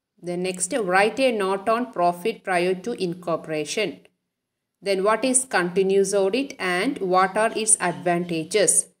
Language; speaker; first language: English; non-native, local second language; Malayalam